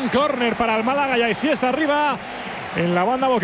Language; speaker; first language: Spanish; native; Spanish